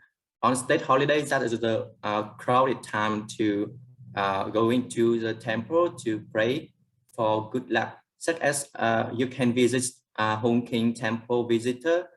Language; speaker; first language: English; non-native, learner; Vietnamese